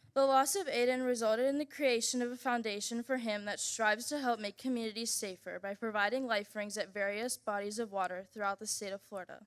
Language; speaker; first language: English; native; English